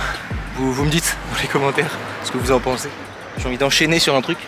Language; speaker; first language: French; native; French